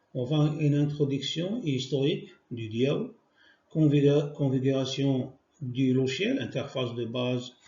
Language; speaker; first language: French; non-native, local second language; Arabic